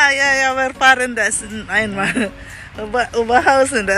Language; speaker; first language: German; non-native, learner; Filipino